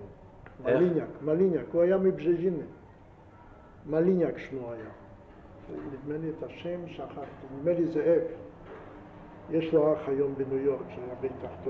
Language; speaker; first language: Hebrew; non-native, fluent; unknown